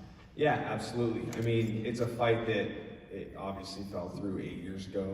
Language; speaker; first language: English; native; English